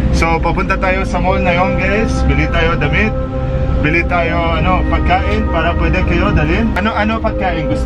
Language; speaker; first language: Filipino; non-native, learner; Arabic